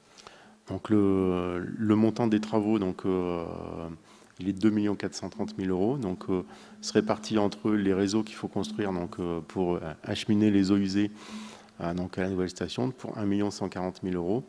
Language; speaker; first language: French; native; French